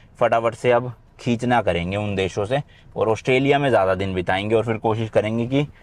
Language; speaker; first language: Hindi; native; Hindi